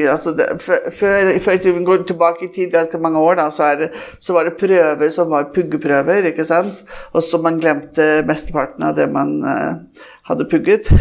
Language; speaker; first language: Norwegian; early bilingual, heritage; Norwegian